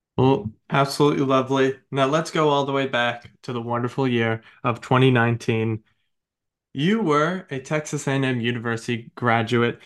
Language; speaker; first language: English; native; English